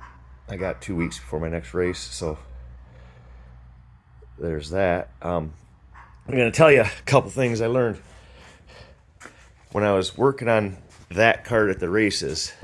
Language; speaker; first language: English; native; English